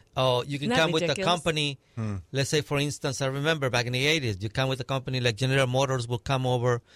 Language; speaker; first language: English; non-native, fluent; Spanish